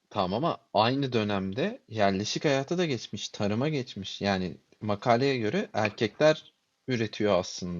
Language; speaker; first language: Turkish; native; Turkish